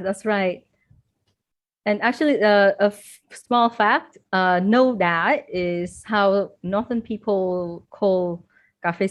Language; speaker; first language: English; non-native, fluent; Vietnamese